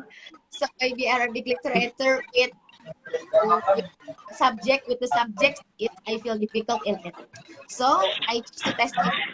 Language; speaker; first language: English; non-native, learner; Indonesian